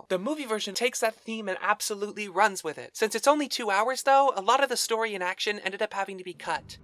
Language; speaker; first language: English; native; English